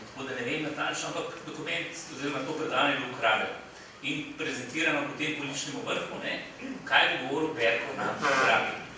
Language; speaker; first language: Slovenian; native; Slovenian